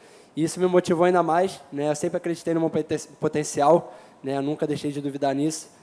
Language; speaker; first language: Portuguese; native; Portuguese